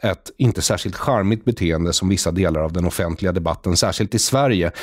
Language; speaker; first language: Swedish; native; Swedish